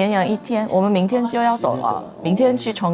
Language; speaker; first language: Chinese; non-native, fluent; Korean